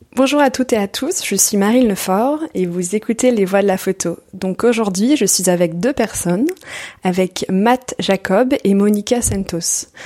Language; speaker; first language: French; native; French